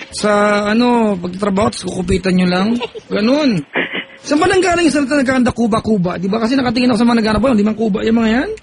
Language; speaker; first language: Filipino; native; Filipino